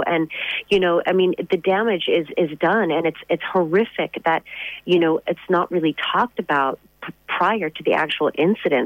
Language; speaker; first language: English; native; English